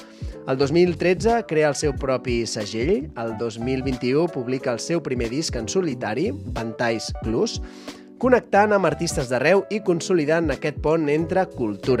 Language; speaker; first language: Catalan; native; Catalan